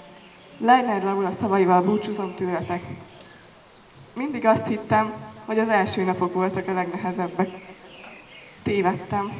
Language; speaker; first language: Hungarian; native; Hungarian